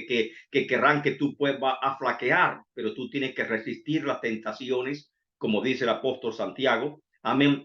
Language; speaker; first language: Spanish; native; Spanish